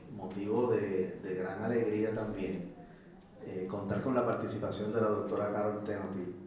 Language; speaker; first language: Spanish; native; Spanish